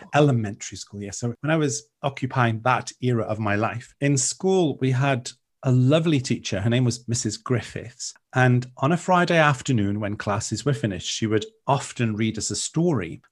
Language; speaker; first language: English; non-native, local second language; Welsh